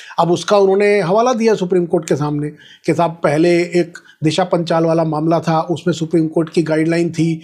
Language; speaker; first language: Hindi; native; Hindi